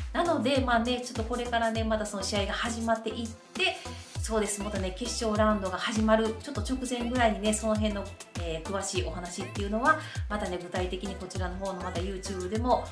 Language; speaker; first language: Japanese; native; Japanese